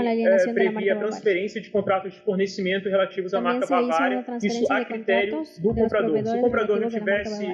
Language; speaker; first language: Portuguese; native; Portuguese